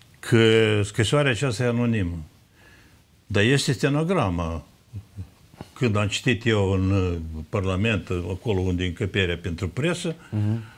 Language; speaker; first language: Romanian; native; Romanian